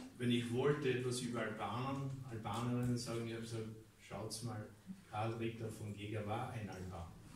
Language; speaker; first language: German; non-native, fluent; Albanian